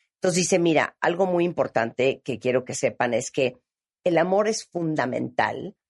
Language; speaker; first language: Spanish; native; Spanish